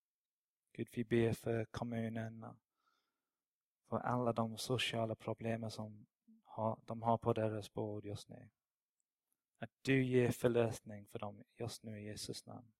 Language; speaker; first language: Swedish; non-native, fluent; English